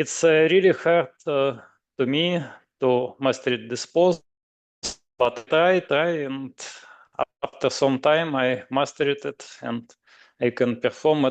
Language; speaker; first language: English; non-native, learner; Russian